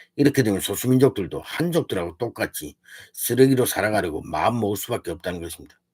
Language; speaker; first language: Korean; early bilingual, heritage; Korean